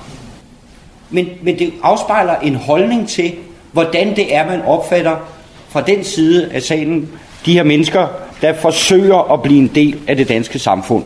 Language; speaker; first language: Danish; native; Danish